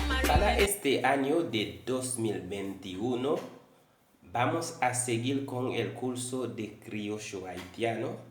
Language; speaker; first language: Spanish; non-native, fluent; Haitian Creole